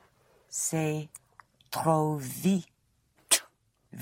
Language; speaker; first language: French; non-native, learner; English